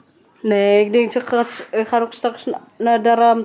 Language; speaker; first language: Dutch; non-native, learner; Waray